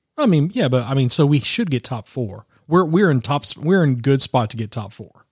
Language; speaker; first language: English; native; English